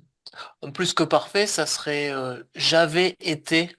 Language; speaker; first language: French; native; French